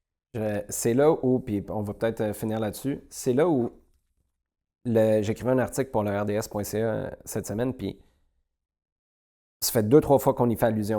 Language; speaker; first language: French; native; French